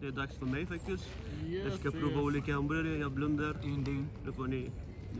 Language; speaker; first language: Swedish; early bilingual, other home language; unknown